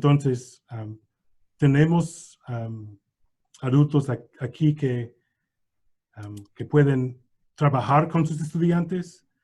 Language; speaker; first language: Spanish; non-native, learner; English